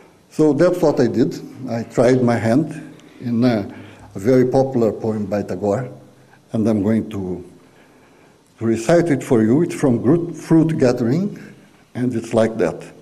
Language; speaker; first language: English; non-native, fluent; Portuguese